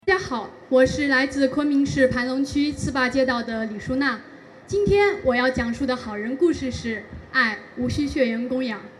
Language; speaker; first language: Chinese; native; Chinese